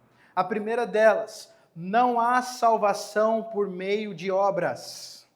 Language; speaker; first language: Portuguese; native; Portuguese